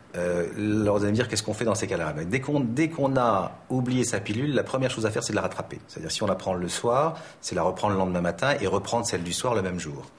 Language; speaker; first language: French; native; French